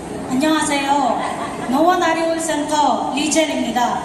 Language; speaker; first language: Korean; non-native, learner; Filipino